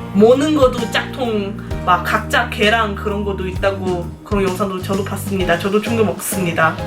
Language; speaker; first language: Korean; non-native, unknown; Chinese